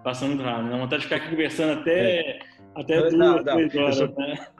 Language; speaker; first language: Portuguese; native; Portuguese